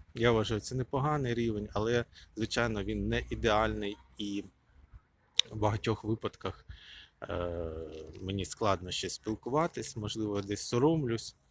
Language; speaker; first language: Ukrainian; non-native, local second language; Russian